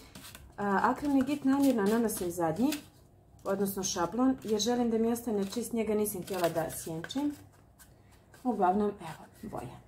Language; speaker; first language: Croatian; native; Croatian